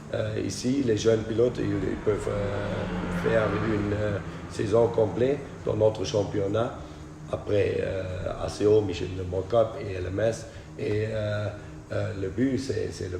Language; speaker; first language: French; non-native, fluent; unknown